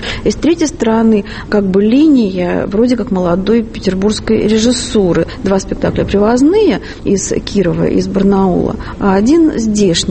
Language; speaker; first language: Russian; native; Russian